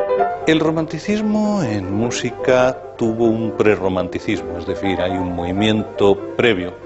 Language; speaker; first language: Spanish; native; Spanish